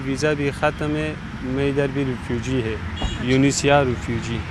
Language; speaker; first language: Hindi; non-native, learner; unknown